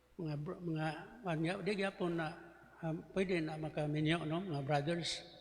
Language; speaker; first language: Cebuano; native; Cebuano